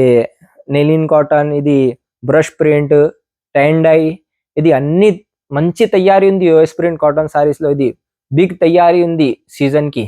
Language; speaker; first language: Telugu; non-native, local second language; Urdu